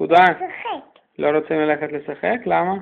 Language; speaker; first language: Hebrew; non-native, fluent; Russian